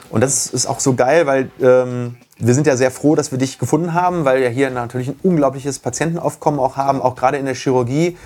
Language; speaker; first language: German; native; German